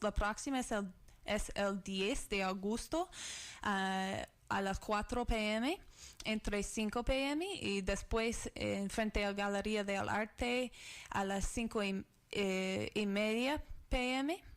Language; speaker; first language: Spanish; non-native, learner; English